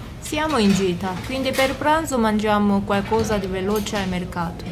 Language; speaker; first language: Italian; non-native, fluent; Korean